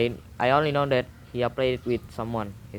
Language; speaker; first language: English; non-native, learner; Indonesian